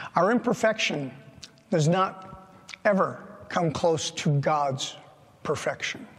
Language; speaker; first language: English; native; English